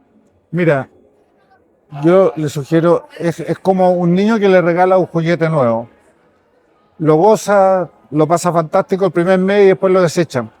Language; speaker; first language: Spanish; native; Spanish